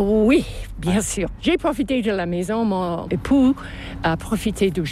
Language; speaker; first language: French; non-native, fluent; English